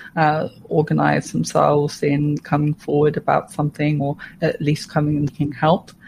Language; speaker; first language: English; native; English